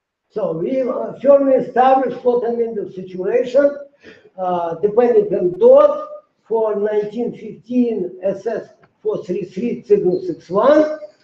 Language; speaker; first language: English; non-native, fluent; Russian